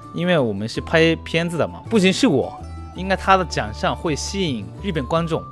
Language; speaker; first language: Chinese; non-native, fluent; Japanese